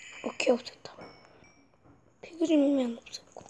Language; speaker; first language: Korean; native; Korean